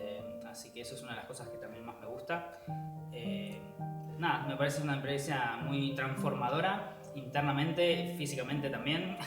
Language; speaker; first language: Spanish; native; Spanish